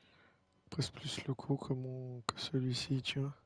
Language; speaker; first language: French; native; French